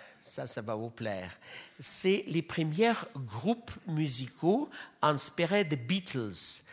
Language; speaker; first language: French; non-native, fluent; Russian